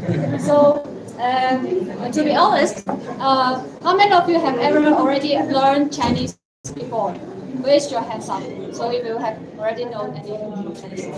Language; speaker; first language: English; non-native, fluent; Chinese